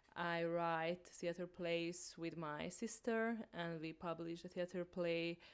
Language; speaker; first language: English; non-native, learner; Hungarian